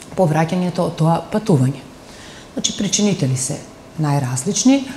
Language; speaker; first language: Macedonian; native; Macedonian